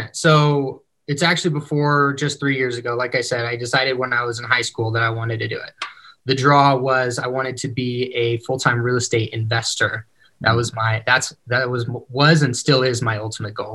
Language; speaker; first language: English; native; English